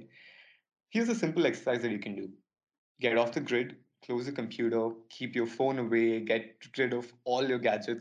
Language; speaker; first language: English; non-native, local second language; Kannada